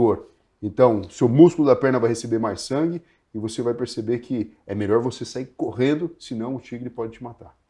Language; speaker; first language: Portuguese; native; Portuguese